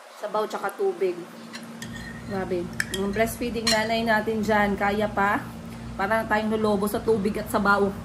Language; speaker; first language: Filipino; native; Filipino